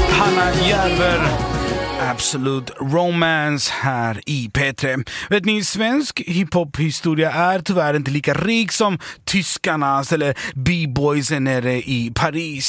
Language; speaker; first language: Swedish; native; Swedish